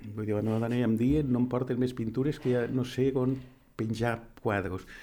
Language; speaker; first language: Catalan; native; Catalan